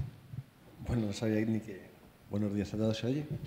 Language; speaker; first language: Spanish; native; Spanish